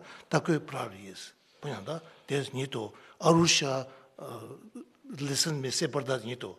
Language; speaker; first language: Russian; non-native, learner; Tibetan